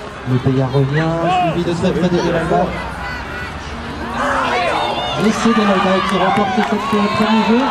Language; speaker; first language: French; native; French